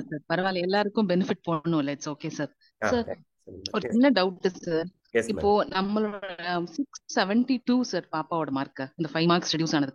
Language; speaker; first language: Tamil; native; Tamil